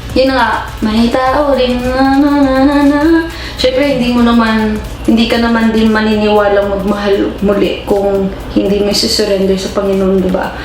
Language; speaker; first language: Filipino; non-native, local second language; Cebuano